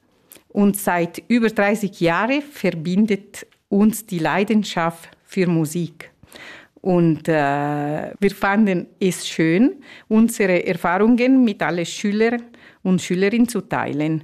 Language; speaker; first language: German; non-native, fluent; Italian